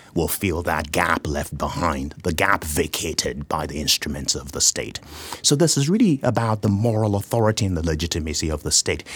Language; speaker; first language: English; non-native, local second language; Yoruba